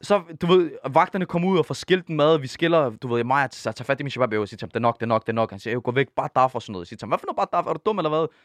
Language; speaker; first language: Danish; early bilingual, other home language; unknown